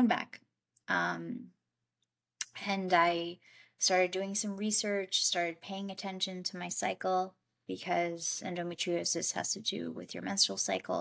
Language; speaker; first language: English; native; English